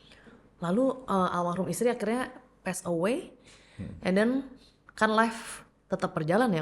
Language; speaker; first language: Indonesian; native; Indonesian